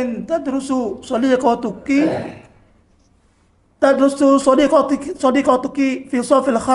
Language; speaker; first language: Arabic; non-native, learner; Indonesian